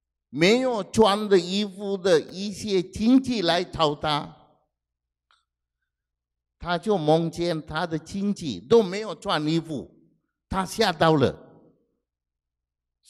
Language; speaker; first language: Chinese; non-native, fluent; Sinhala